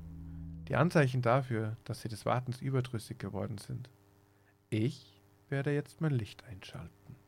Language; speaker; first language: German; native; German